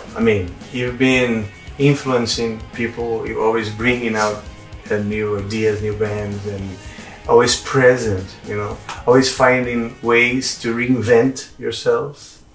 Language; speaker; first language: English; non-native, fluent; Portuguese